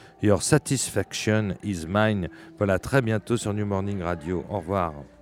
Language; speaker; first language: French; native; French